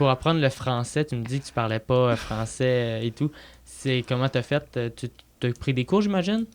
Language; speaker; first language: French; native; French